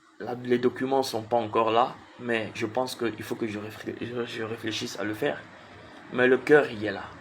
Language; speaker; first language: French; non-native, local second language; Arabic